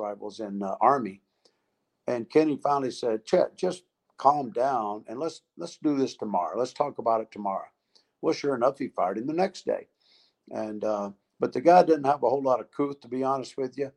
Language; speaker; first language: English; native; English